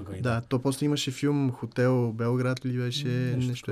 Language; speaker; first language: Bulgarian; native; Bulgarian